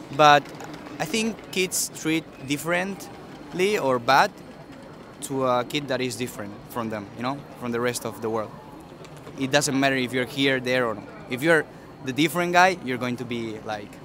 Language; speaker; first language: English; early bilingual, other home language; Spanish